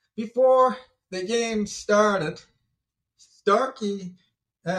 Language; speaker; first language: English; native; English